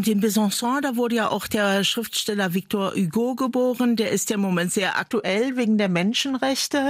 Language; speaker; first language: German; native; German